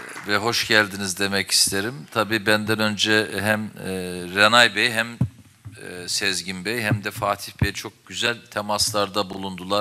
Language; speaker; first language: Turkish; native; Turkish